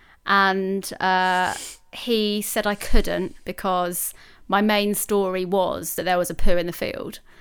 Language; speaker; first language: English; native; English